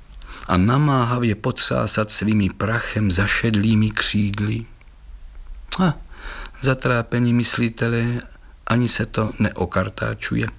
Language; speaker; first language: Czech; native; Czech